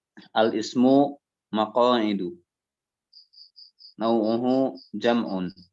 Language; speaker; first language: Arabic; non-native, learner; Indonesian